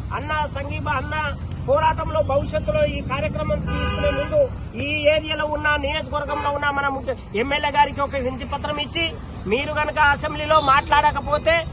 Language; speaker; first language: Telugu; non-native, local second language; Lambadi